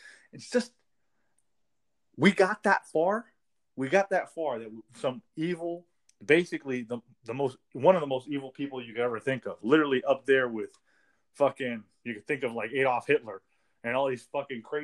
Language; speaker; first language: English; native; English